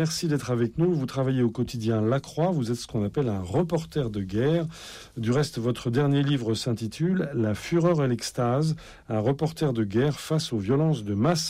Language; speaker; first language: French; native; French